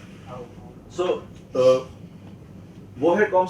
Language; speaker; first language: German; non-native, fluent; Marathi